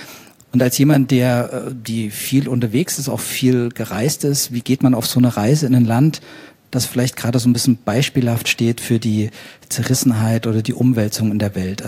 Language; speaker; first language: German; native; German